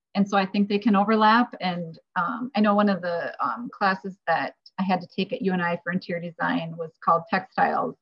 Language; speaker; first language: English; native; English